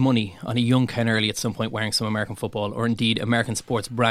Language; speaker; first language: English; native; English